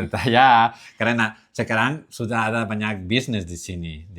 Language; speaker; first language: Indonesian; non-native, learner; Catalan